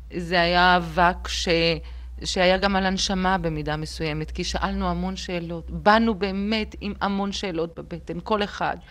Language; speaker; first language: Hebrew; native; Hebrew